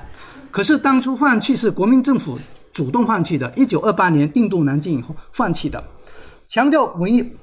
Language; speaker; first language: Chinese; native; Chinese